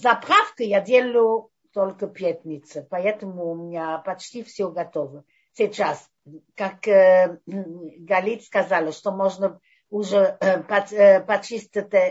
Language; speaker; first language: Russian; non-native, fluent; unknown